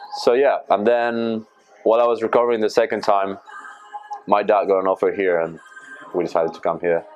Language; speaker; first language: English; non-native, fluent; Spanish